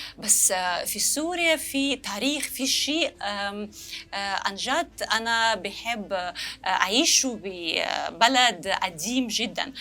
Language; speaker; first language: Arabic; non-native, learner; Russian